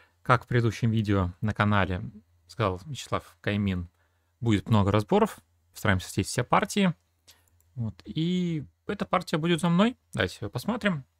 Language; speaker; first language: Russian; native; Russian